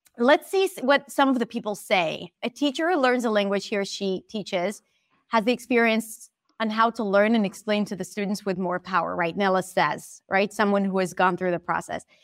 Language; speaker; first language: English; non-native, fluent; Hebrew